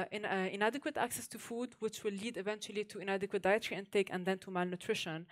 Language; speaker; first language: English; non-native, fluent; Arabic